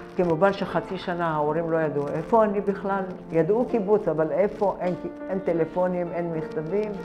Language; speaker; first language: Hebrew; early bilingual, other home language; Arabic